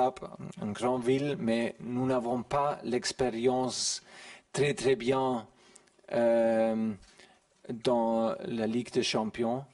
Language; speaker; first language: French; non-native, learner; German